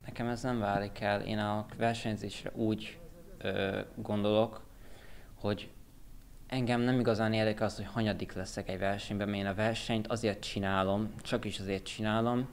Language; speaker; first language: Hungarian; native; Hungarian